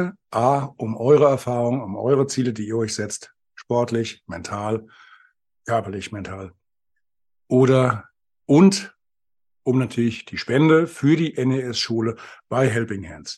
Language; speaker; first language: German; native; German